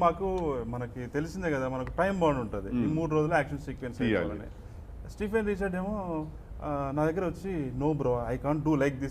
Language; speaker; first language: Telugu; native; Telugu